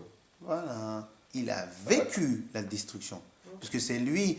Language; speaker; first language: French; native; French